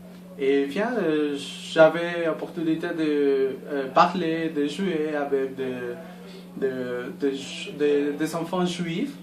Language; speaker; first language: French; non-native, learner; Spanish